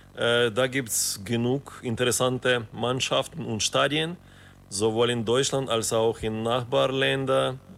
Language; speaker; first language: German; non-native, fluent; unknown